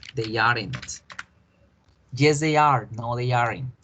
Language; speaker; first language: English; non-native, fluent; Spanish